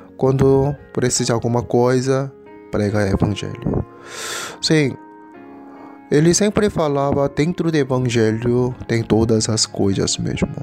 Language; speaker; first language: Portuguese; non-native, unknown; Korean